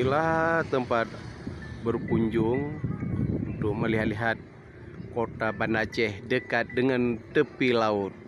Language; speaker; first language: Indonesian; non-native, local second language; Achinese